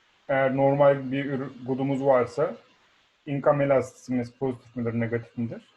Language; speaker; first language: Turkish; native; Turkish